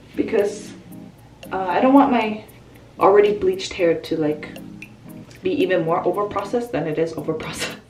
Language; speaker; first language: English; early bilingual, other home language; Korean